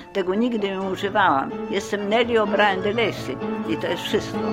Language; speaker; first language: Polish; early bilingual, heritage; Polish